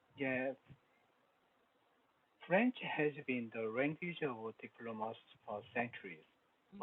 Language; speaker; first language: English; non-native, learner; Korean